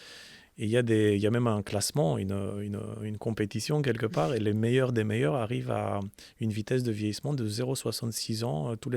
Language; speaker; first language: French; native; French